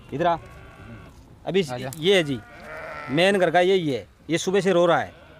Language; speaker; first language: Hindi; native; Hindi